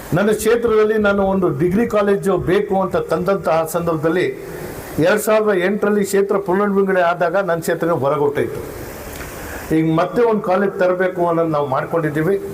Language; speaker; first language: Kannada; non-native, local second language; Urdu